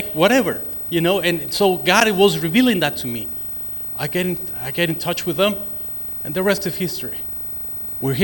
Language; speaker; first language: English; non-native, fluent; Spanish